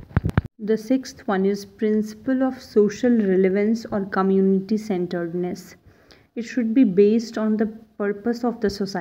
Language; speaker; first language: English; non-native, local second language; Hindi